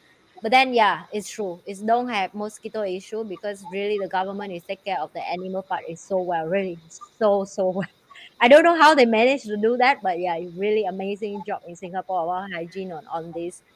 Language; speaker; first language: English; non-native, fluent; Vietnamese